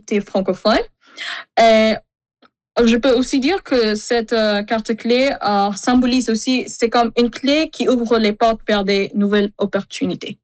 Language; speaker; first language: French; non-native, fluent; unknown